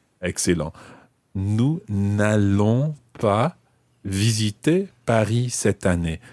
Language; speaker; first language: French; non-native, fluent; English